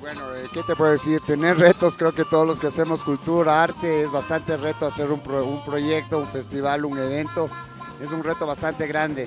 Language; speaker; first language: Spanish; native; Spanish